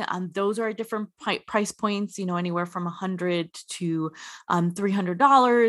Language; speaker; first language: English; native; English